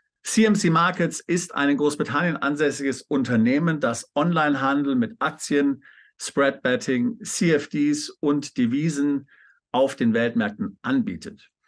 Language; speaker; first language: German; native; German